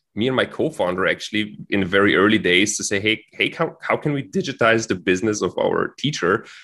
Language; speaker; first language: English; non-native, fluent; German